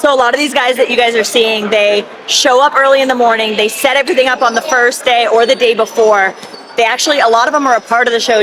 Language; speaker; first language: English; native; English